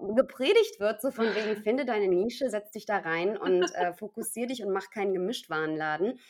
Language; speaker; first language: German; native; German